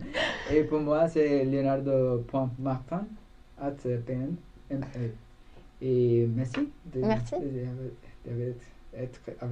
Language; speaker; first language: French; non-native, learner; Spanish